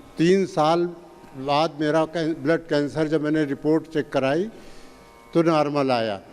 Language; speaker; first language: Hindi; native; Hindi